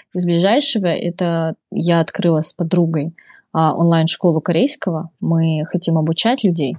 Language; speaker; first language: Russian; native; Russian